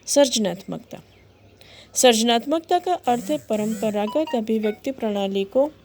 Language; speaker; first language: Hindi; non-native, local second language; Gujarati